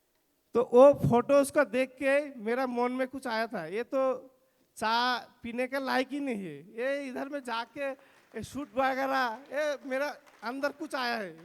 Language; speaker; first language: Hindi; non-native, local second language; Bangla